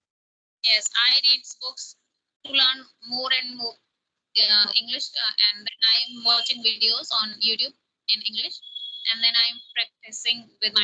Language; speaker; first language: English; non-native, local second language; Hindi